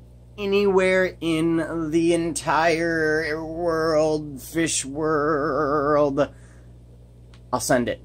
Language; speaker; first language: English; native; English